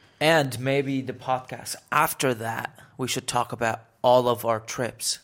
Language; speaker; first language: English; native; English